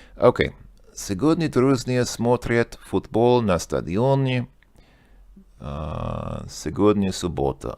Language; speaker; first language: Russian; non-native, learner; English